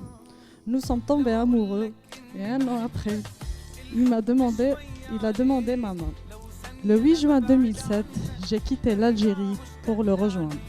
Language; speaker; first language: French; non-native, local second language; Arabic